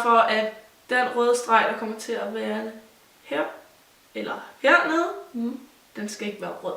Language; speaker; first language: Danish; native; Danish